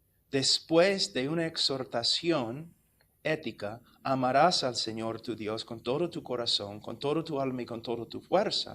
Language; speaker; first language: Spanish; non-native, fluent; English